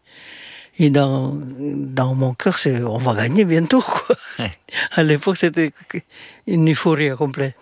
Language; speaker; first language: French; non-native, fluent; Indonesian